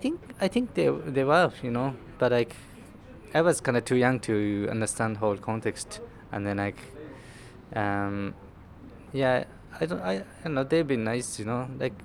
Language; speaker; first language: English; non-native, fluent; Japanese